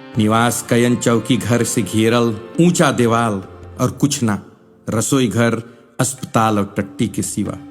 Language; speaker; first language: Bhojpuri; early bilingual, heritage; Bhojpuri